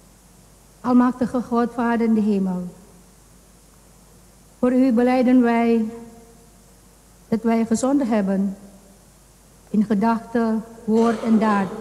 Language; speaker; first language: Dutch; non-native, fluent; Indonesian